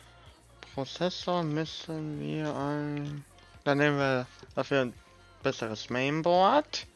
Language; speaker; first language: German; native; German